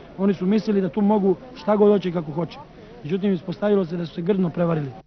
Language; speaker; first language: Serbian; native; Serbian